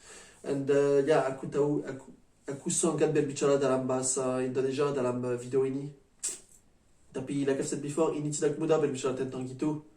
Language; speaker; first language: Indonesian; non-native, learner; French